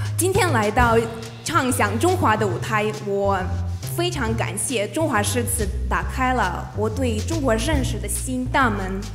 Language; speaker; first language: Chinese; non-native, fluent; Russian